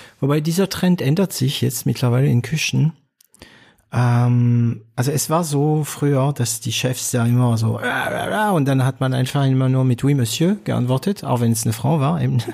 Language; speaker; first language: German; non-native, fluent; French